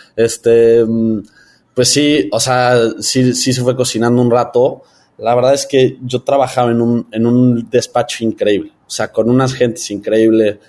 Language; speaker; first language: Spanish; early bilingual, heritage; Spanish